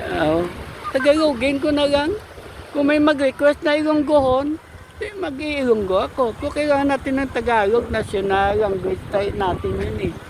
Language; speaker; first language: Filipino; non-native, local second language; Hiligaynon